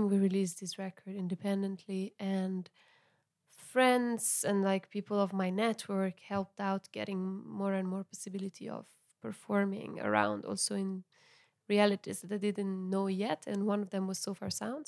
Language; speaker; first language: English; non-native, fluent; Italian